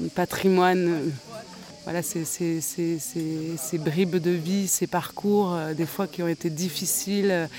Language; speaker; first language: French; native; French